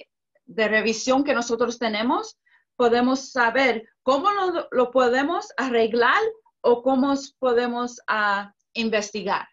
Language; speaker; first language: Spanish; early bilingual, heritage; Spanish